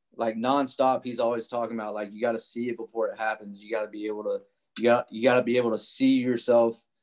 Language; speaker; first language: English; native; English